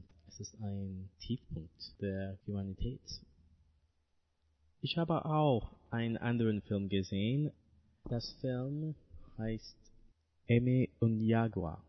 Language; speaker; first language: German; non-native, learner; English